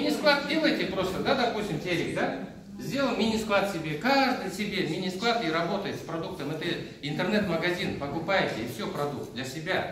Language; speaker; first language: Russian; non-native, local second language; Kazakh